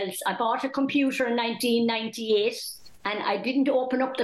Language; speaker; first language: English; native; English